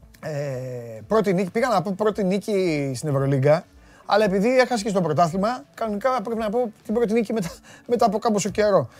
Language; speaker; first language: Greek; native; Greek